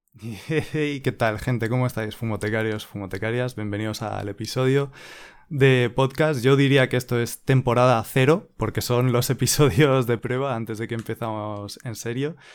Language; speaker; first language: Spanish; native; Spanish